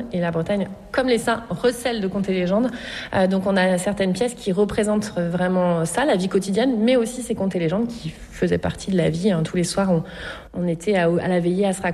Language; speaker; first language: French; native; French